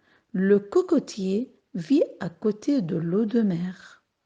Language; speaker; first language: French; non-native, local second language; Arabic